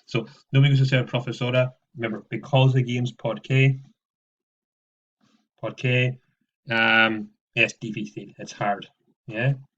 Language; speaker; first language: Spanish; non-native, fluent; English